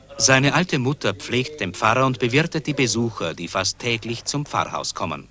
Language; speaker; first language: German; native; German